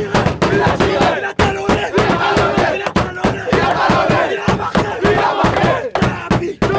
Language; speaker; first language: French; native; French